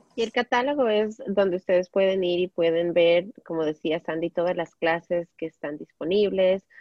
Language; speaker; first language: Spanish; native; Spanish